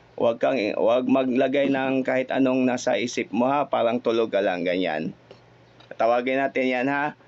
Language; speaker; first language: Filipino; non-native, local second language; Cebuano